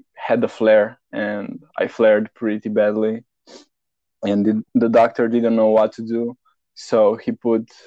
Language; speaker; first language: English; non-native, fluent; Romanian